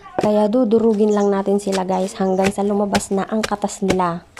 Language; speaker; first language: Filipino; non-native, local second language; Bikol